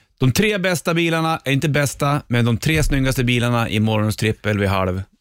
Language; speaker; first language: Swedish; native; Swedish